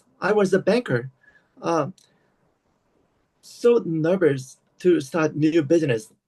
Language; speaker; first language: English; non-native, learner; Korean